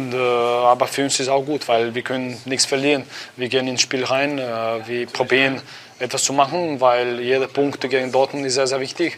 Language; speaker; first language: German; non-native, fluent; Croatian